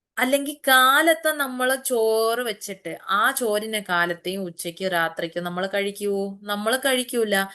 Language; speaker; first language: Malayalam; early bilingual, heritage; Malayalam